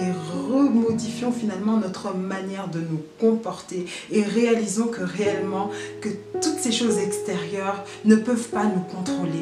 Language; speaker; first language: French; native; French